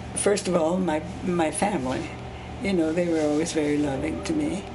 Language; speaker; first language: English; early bilingual, other home language; Swiss German